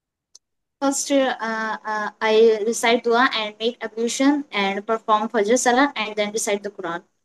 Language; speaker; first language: English; non-native, learner; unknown